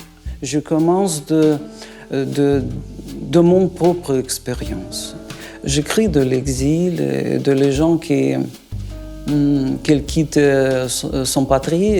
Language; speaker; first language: French; non-native, learner; Russian